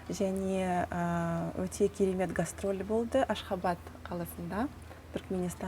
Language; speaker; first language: Kazakh; non-native, local second language; Russian